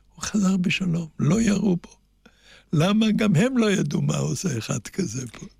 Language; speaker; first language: Hebrew; non-native, fluent; German